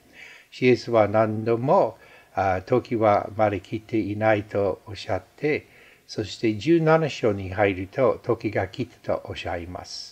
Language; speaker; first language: Japanese; non-native, fluent; English